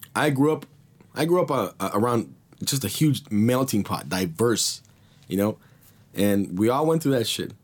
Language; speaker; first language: English; early bilingual, other home language; Spanish